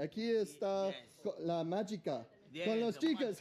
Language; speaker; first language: Spanish; non-native, learner; English